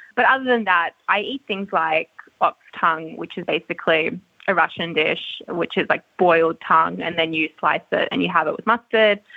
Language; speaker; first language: English; native; English